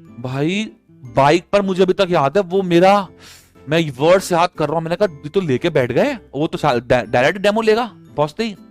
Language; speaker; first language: Hindi; native; Hindi